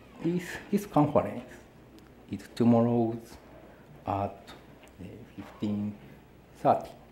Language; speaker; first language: English; non-native, learner; Japanese